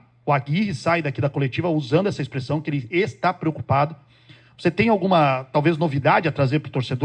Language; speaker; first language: Portuguese; native; Portuguese